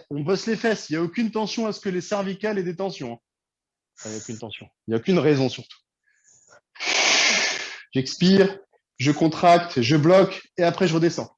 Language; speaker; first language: French; native; French